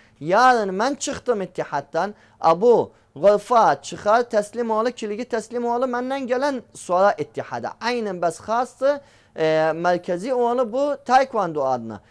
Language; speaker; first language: Turkish; native; Turkish